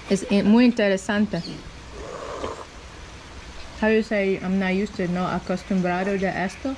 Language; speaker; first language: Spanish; non-native, learner; Ukrainian